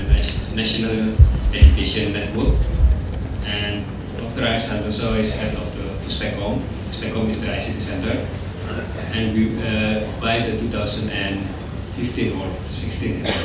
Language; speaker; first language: English; non-native, learner; Indonesian